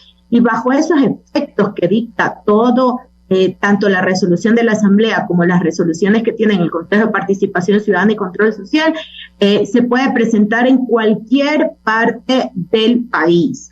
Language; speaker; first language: Spanish; native; Spanish